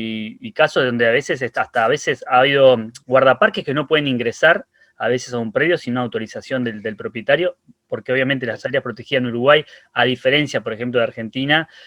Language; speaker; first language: Spanish; native; Spanish